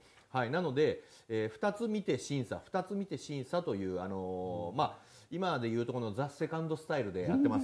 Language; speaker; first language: Japanese; native; Japanese